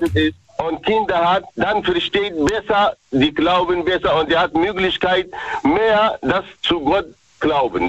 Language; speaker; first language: German; non-native, learner; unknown